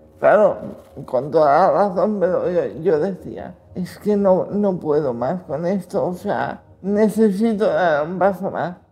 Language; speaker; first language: Spanish; early bilingual, heritage; Spanish